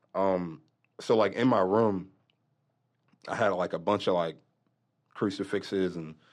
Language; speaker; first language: English; native; English